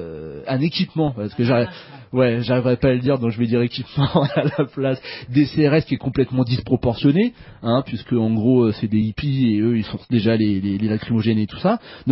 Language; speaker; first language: French; native; French